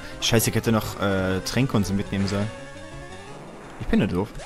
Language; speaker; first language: German; native; German